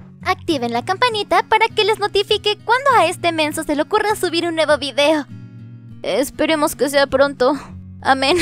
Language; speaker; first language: Spanish; native; Spanish